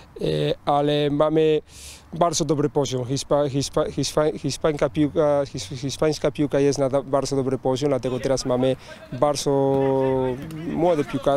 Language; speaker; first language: Polish; non-native, learner; Spanish